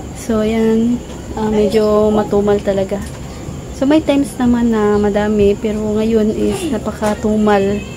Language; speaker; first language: Filipino; non-native, local second language; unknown